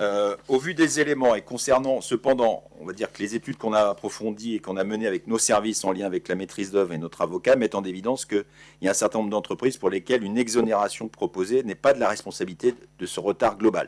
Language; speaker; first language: French; native; French